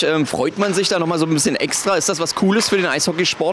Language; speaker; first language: German; native; German